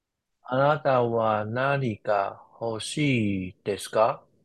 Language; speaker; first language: Japanese; non-native, learner; Chinese